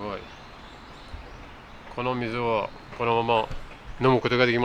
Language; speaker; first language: Japanese; non-native, learner; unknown